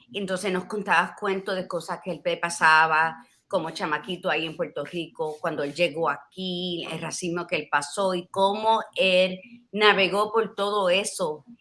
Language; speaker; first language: Spanish; early bilingual, heritage; Spanish